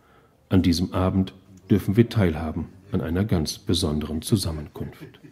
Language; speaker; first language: German; native; German